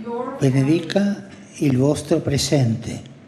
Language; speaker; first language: Italian; non-native, fluent; Spanish